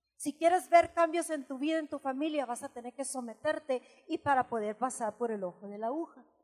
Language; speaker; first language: Spanish; early bilingual, heritage; Spanish